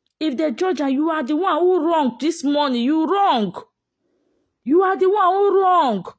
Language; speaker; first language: Nigerian Pidgin; native; Nigerian Pidgin